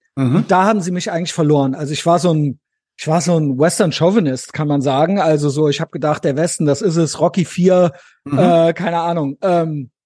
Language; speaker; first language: German; native; German